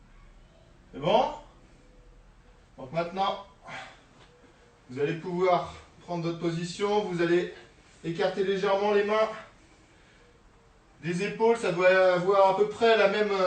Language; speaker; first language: French; native; French